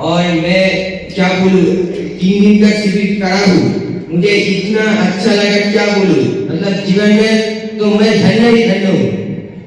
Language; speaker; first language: Hindi; non-native, local second language; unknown